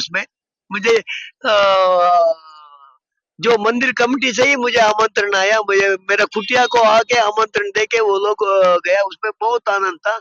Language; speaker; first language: Hindi; non-native, local second language; Telugu